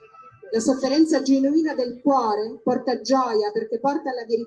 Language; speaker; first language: Italian; native; Italian